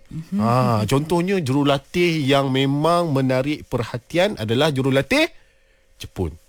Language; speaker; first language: Malay; native; Malay